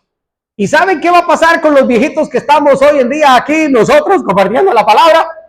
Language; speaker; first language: Spanish; native; Spanish